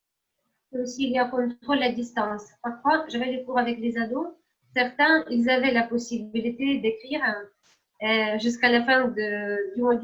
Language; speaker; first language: French; non-native, fluent; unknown